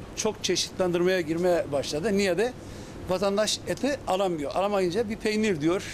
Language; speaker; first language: Turkish; native; Turkish